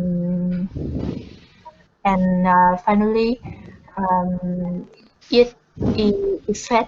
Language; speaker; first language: English; non-native, learner; Vietnamese